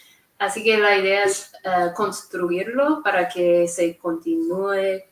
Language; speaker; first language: Spanish; non-native, fluent; English